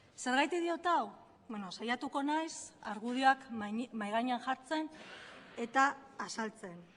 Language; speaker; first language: Basque; native; Basque